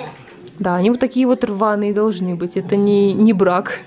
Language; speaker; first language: Russian; native; Russian